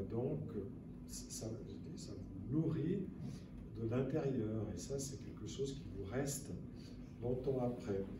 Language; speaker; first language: French; native; French